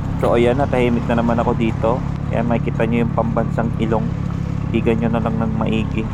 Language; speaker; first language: Filipino; native; Filipino